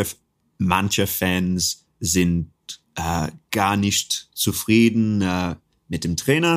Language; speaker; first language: German; non-native, fluent; English